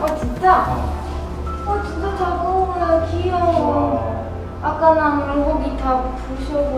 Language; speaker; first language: Korean; non-native, learner; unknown